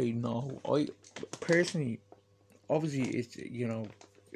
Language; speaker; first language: English; native; English